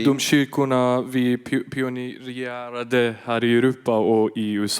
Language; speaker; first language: Swedish; non-native, fluent; Persian